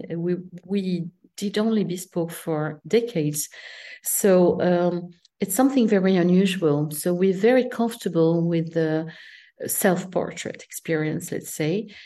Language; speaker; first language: English; non-native, fluent; French